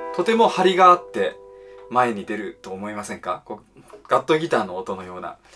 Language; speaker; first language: Japanese; native; Japanese